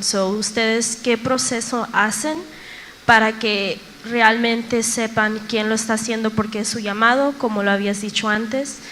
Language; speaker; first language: Spanish; early bilingual, heritage; Spanish